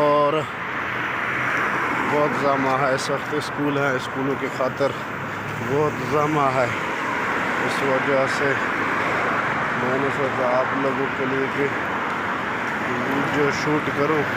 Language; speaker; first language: Hindi; non-native, local second language; Baluchi